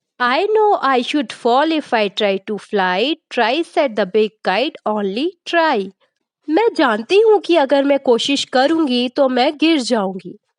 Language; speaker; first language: Hindi; native; Hindi